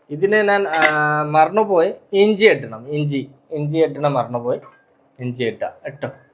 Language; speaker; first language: Malayalam; non-native, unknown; Bangla